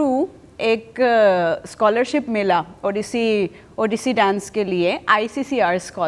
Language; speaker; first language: Hindi; non-native, fluent; Spanish